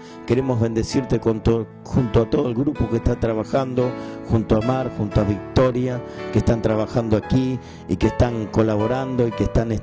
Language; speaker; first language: Spanish; native; Spanish